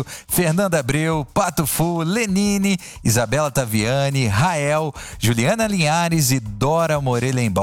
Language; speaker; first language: Portuguese; native; Portuguese